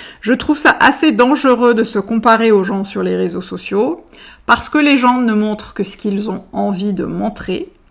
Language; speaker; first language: French; native; French